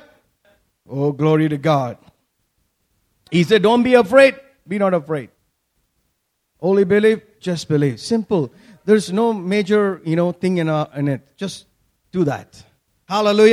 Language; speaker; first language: English; non-native, local second language; Malayalam